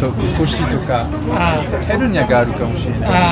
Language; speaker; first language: Japanese; non-native, fluent; French